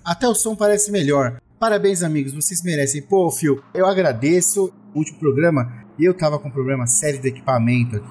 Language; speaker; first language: Portuguese; native; Portuguese